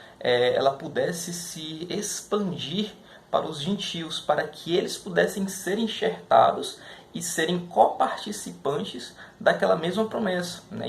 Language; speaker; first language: Portuguese; native; Portuguese